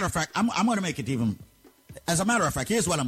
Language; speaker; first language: English; native; English